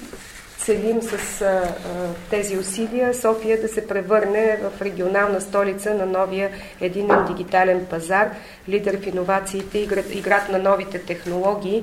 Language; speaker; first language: Bulgarian; native; Bulgarian